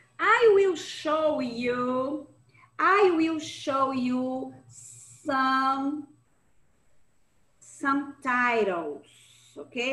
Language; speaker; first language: English; non-native, fluent; Portuguese